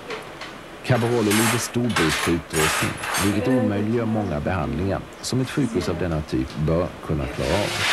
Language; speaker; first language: Swedish; native; Swedish